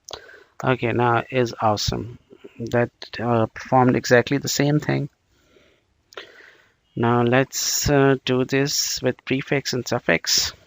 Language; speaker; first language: English; non-native, local second language; Bangla